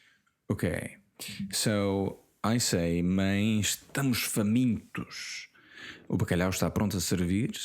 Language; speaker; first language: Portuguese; non-native, fluent; English